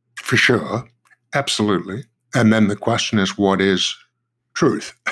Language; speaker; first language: English; native; English